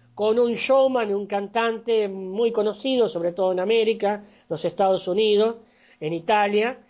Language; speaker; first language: Spanish; native; Spanish